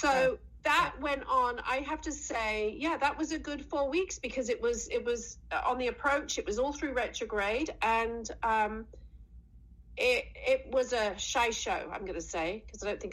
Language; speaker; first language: English; native; English